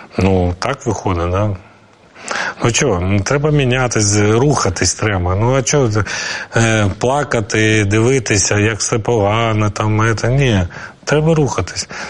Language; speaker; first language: Ukrainian; non-native, local second language; Russian